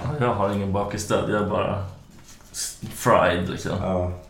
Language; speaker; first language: Swedish; native; Swedish